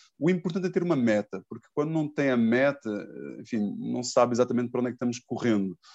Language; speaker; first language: Portuguese; native; Portuguese